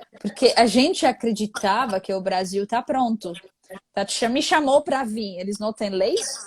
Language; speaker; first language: Portuguese; non-native, fluent; Arabic